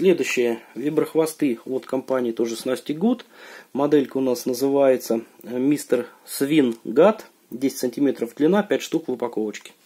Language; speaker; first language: Russian; native; Russian